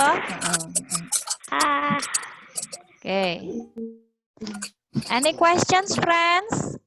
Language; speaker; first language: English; non-native, fluent; Indonesian